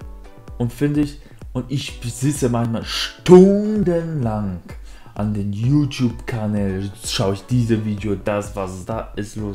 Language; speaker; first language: German; non-native, learner; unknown